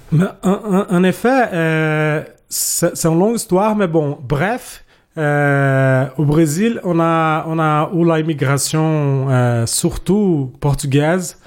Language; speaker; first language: French; non-native, fluent; Portuguese